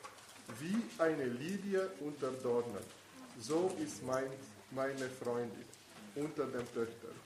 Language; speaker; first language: German; non-native, fluent; Italian